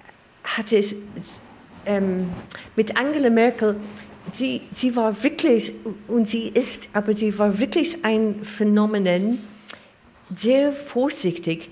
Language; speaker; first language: German; non-native, learner; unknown